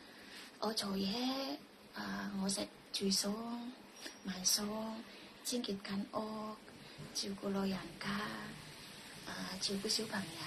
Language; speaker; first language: Cantonese; non-native, learner; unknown